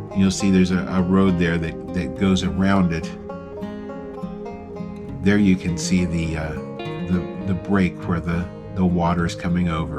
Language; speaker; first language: English; native; English